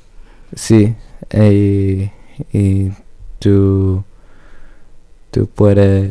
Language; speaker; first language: Spanish; early bilingual, other home language; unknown